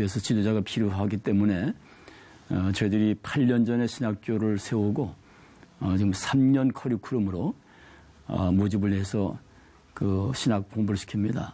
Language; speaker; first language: Korean; native; Korean